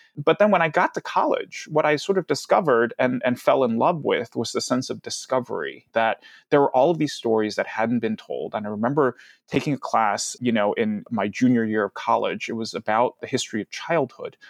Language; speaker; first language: English; early bilingual, other home language; Cantonese